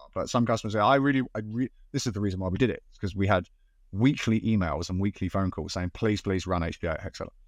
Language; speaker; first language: English; native; English